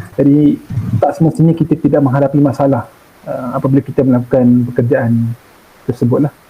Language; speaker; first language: Malay; native; Malay